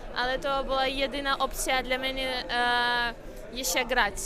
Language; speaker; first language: Polish; non-native, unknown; Ukrainian